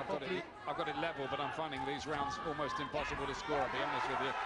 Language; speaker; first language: English; native; English